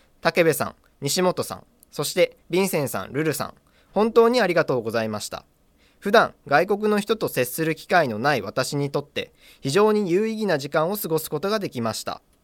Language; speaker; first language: Japanese; native; Japanese